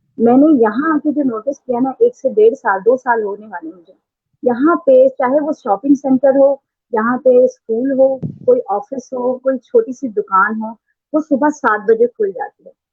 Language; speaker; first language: Urdu; native; Urdu